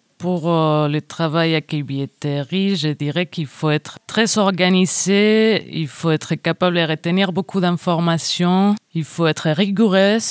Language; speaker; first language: French; non-native, fluent; Spanish